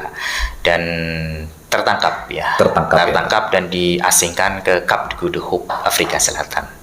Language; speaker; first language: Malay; non-native, local second language; Madurese